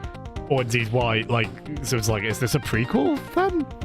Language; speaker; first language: English; native; English